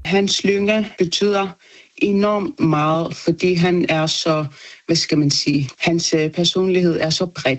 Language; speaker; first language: Danish; non-native, local second language; Kalaallisut